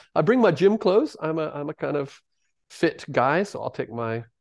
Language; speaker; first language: English; native; English